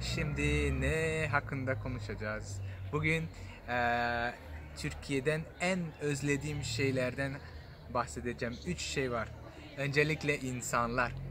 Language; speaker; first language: Turkish; non-native, fluent; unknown